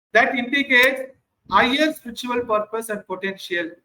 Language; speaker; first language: English; non-native, local second language; Tamil